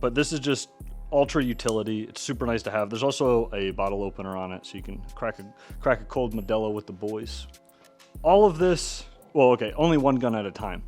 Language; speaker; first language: English; native; English